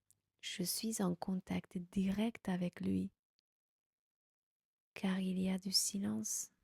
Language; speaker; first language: French; non-native, fluent; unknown